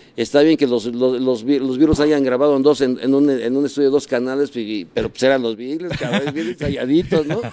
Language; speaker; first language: Spanish; native; Spanish